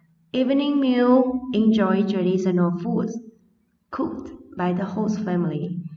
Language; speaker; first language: English; non-native, fluent; Vietnamese